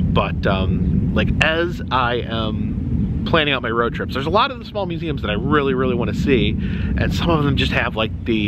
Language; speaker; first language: English; native; English